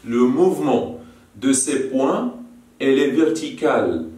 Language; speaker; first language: French; non-native, local second language; Arabic